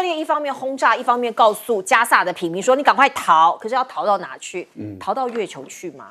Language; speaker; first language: Chinese; native; Chinese